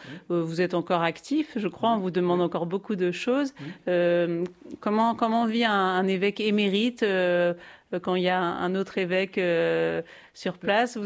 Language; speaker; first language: French; native; French